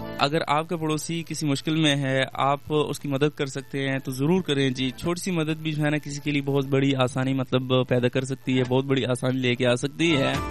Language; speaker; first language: Urdu; non-native, local second language; Pashto